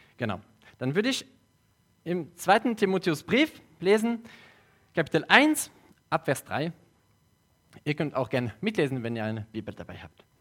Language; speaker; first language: German; non-native, local second language; French